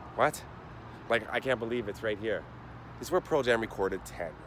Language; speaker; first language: English; native; English